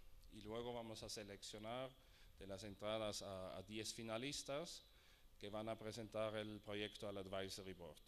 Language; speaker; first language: Spanish; non-native, fluent; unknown